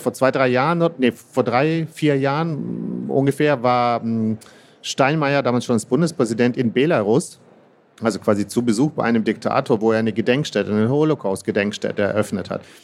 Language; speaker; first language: German; early bilingual, other home language; Russian